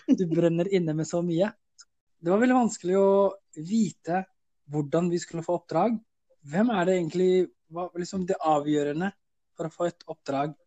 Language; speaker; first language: Norwegian; early bilingual, other home language; Somali